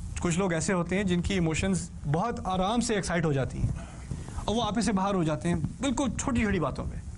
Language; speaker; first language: Urdu; early bilingual, heritage; Urdu